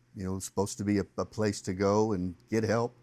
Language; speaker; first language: English; native; English